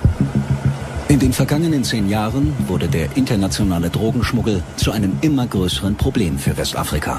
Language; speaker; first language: German; native; German